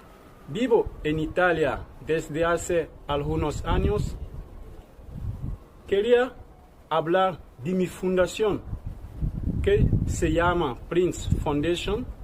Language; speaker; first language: Spanish; non-native, fluent; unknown